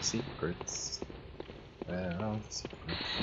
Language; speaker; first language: English; native; English